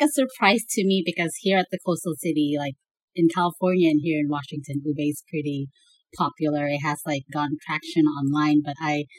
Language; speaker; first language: English; non-native, local second language; Bikol